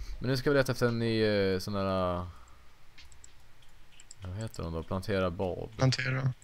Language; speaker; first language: Swedish; native; Swedish